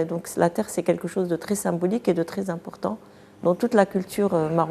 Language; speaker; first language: French; non-native, local second language; Arabic